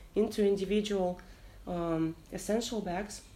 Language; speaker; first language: English; non-native, fluent; Russian